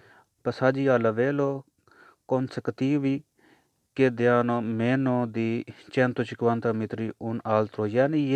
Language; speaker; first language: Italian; non-native, learner; Urdu